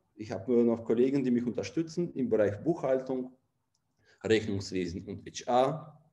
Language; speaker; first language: German; non-native, fluent; Russian